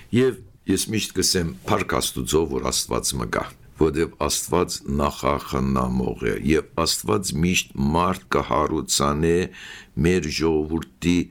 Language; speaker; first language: Armenian; early bilingual, heritage; Armenian